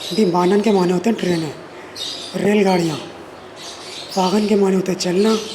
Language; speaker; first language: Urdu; native; Urdu